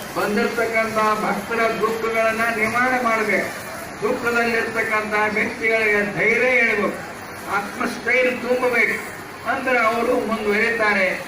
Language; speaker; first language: Kannada; native; Kannada